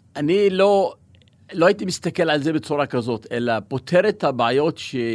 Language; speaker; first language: Hebrew; non-native, local second language; Arabic